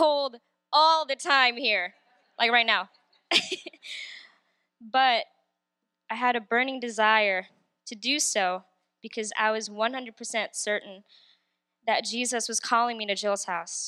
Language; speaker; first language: English; native; English